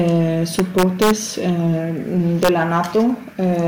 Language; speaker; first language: Spanish; non-native, fluent; German